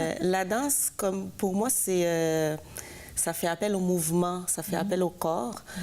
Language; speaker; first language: French; non-native, local second language; Haitian Creole